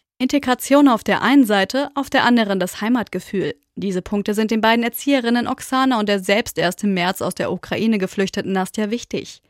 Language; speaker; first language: German; native; German